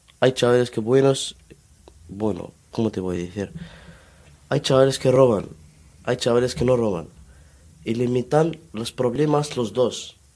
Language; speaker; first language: Spanish; non-native, learner; Arabic